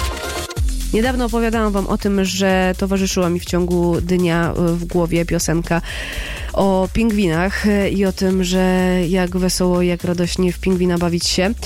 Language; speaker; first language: Polish; native; Polish